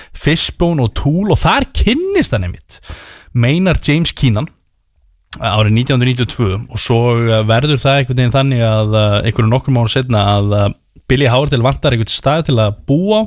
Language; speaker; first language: Icelandic; native; Icelandic